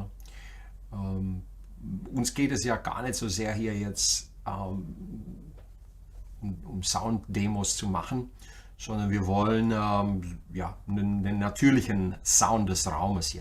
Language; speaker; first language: German; native; German